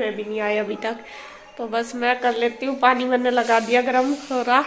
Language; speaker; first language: Hindi; native; Hindi